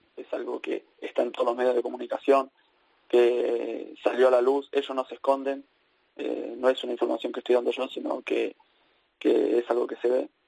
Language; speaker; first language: Spanish; native; Spanish